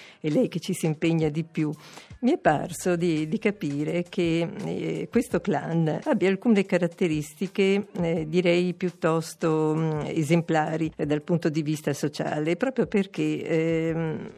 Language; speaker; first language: Italian; native; Italian